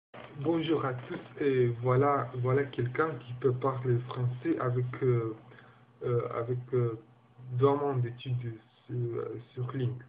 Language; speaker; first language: French; non-native, learner; Romanian